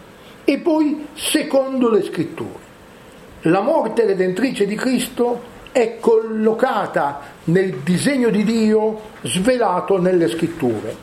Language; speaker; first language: Italian; native; Italian